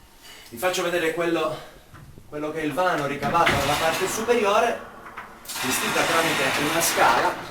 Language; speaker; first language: Italian; native; Italian